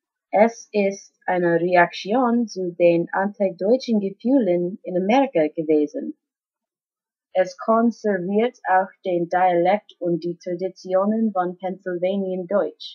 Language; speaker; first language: German; non-native, learner; English